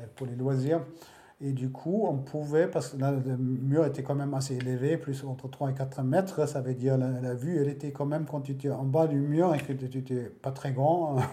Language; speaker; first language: French; non-native, fluent; German